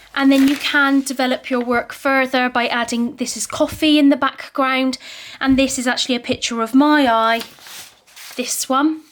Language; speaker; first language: English; native; English